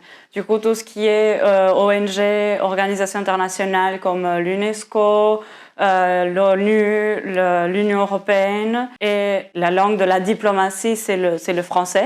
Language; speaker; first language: French; non-native, fluent; Portuguese